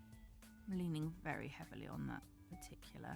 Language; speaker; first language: English; native; English